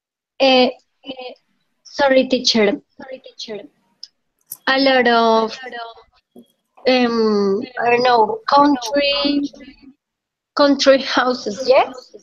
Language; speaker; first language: English; non-native, learner; Spanish